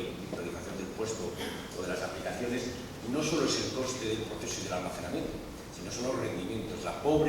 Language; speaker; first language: Spanish; native; Spanish